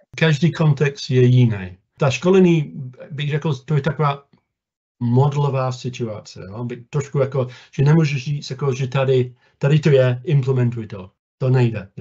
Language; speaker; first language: Czech; non-native, fluent; English